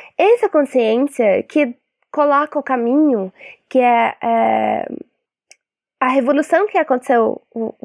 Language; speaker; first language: Portuguese; non-native, fluent; Arabic